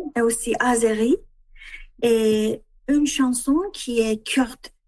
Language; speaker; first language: French; non-native, learner; Persian